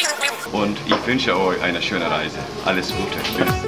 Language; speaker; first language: German; non-native, learner; Turkish